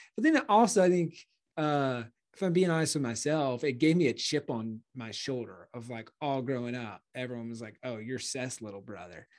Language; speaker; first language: English; native; English